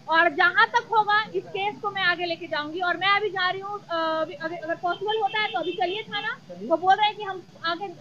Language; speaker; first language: Hindi; native; Hindi